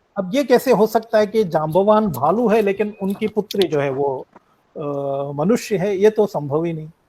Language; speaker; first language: Hindi; native; Hindi